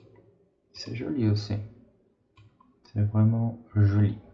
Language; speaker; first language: French; non-native, fluent; Portuguese